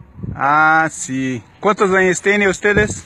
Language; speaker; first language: Spanish; non-native, learner; Portuguese